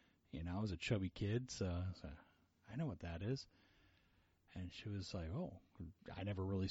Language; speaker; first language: English; early bilingual, other home language; Portuguese